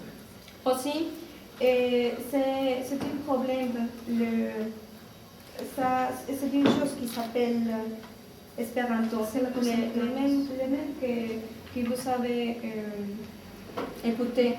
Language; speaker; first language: French; non-native, learner; Spanish